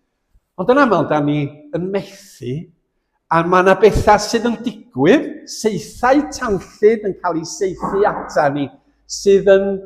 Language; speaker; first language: Welsh; native; Welsh